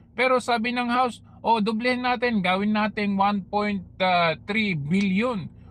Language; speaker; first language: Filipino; native; Filipino